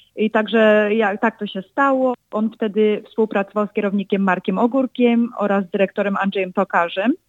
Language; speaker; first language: Polish; early bilingual, heritage; Polish